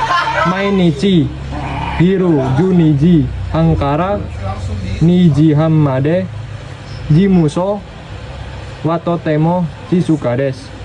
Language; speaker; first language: Japanese; non-native, learner; Indonesian